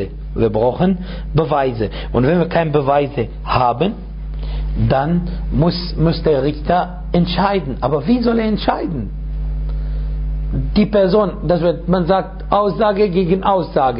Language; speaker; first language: German; non-native, fluent; Arabic